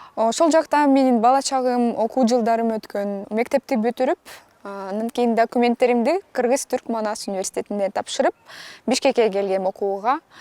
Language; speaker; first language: Kyrgyz; non-native, local second language; Russian